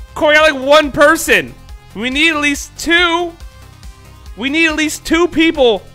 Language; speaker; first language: English; native; English